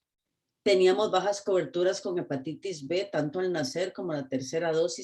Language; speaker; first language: Spanish; native; Spanish